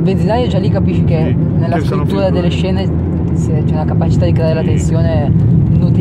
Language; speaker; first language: Italian; native; Italian